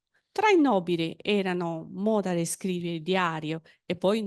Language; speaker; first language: Italian; non-native, fluent; Japanese